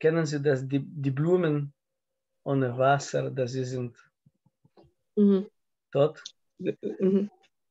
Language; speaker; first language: German; non-native, learner; Russian